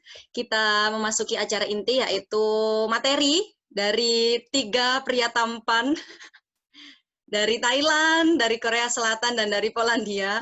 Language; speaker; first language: Indonesian; native; Indonesian